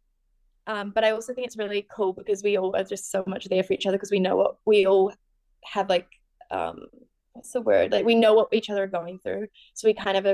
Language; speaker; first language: English; native; English